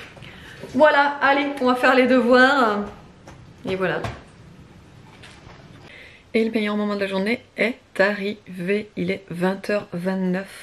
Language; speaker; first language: French; native; French